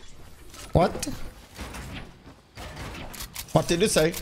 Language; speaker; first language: English; non-native, learner; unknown